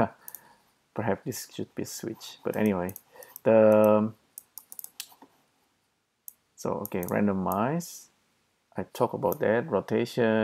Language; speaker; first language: English; non-native, fluent; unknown